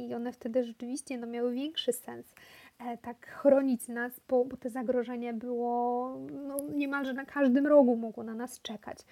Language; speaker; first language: Polish; native; Polish